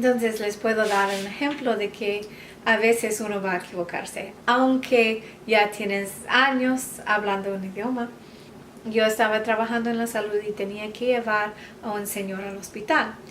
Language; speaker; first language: Spanish; non-native, fluent; English